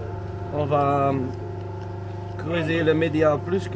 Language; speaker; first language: French; non-native, local second language; Dutch